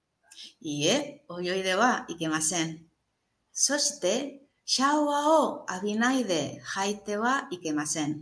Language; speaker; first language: Japanese; non-native, learner; Spanish